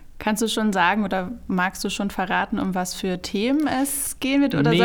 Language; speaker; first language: German; native; German